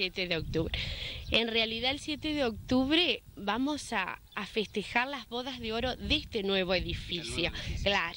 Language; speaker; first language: Spanish; native; Spanish